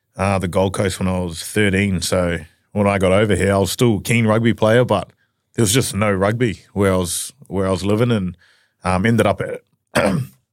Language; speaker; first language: English; native; English